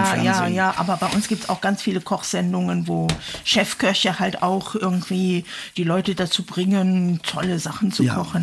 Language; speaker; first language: German; native; German